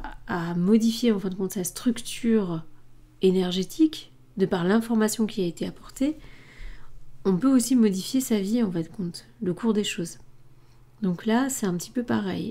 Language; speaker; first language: French; native; French